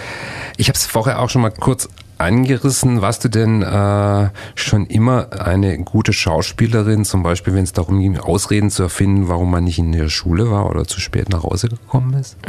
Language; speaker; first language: German; native; German